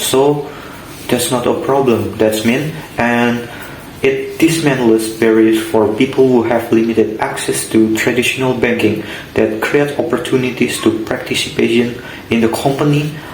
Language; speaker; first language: English; non-native, learner; Indonesian